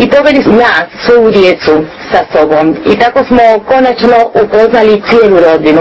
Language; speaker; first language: Croatian; early bilingual, heritage; Croatian